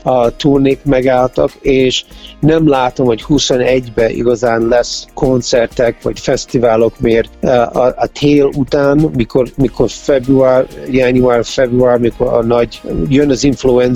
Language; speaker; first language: Hungarian; early bilingual, heritage; Hungarian